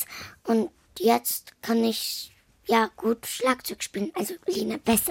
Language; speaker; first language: German; early bilingual, other home language; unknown